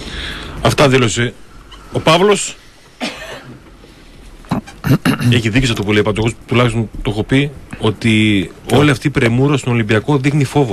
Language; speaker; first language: Greek; native; Greek